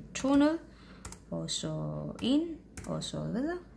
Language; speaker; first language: Danish; non-native, fluent; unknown